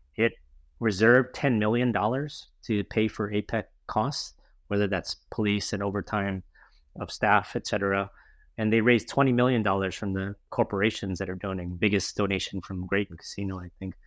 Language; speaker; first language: English; native; English